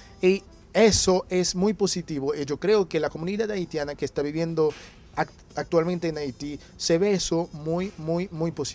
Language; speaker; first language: Spanish; non-native, fluent; Haitian Creole